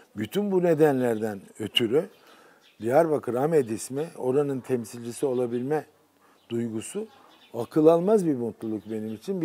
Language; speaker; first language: Turkish; native; Turkish